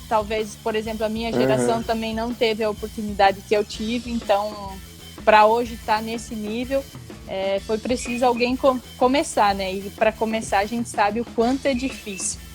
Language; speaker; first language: Portuguese; native; Portuguese